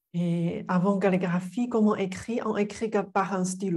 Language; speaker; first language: French; non-native, fluent; Chinese